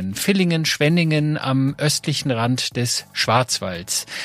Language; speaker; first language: German; native; German